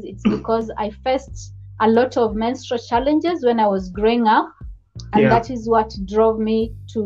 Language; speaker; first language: English; non-native, local second language; Luyia